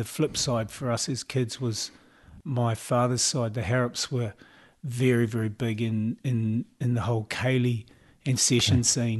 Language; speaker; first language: English; native; English